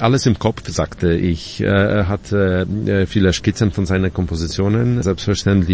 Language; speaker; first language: German; non-native, fluent; Polish